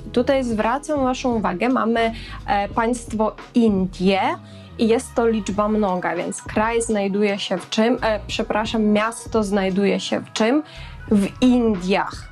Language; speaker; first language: Polish; non-native, fluent; Ukrainian